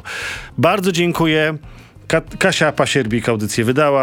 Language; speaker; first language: Polish; native; Polish